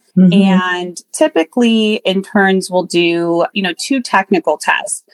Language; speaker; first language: English; native; English